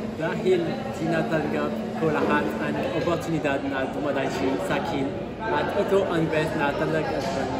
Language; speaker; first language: Filipino; non-native, learner; French